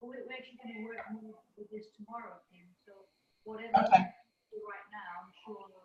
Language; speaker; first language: English; non-native, fluent; Danish